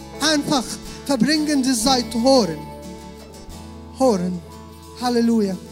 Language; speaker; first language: German; non-native, learner; Arabic